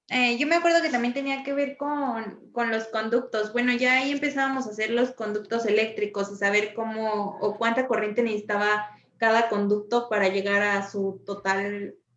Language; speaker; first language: Spanish; native; Spanish